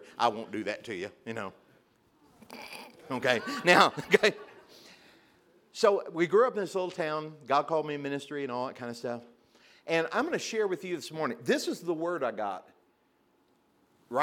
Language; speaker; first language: English; native; English